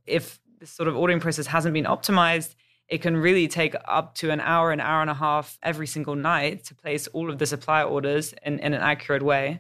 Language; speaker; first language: English; native; English